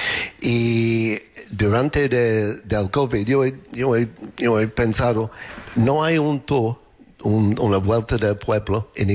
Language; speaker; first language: Spanish; non-native, learner; English